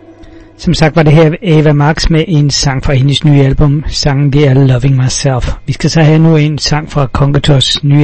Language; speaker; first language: Danish; native; Danish